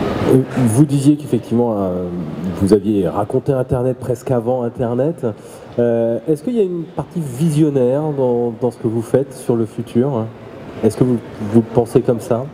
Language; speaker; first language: French; native; French